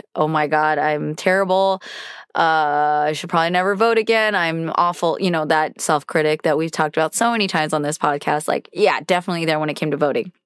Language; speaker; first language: English; native; English